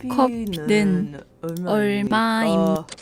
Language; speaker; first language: Korean; non-native, learner; English